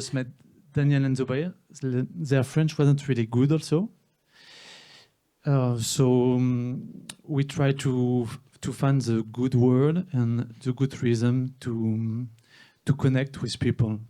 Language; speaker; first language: English; non-native, learner; French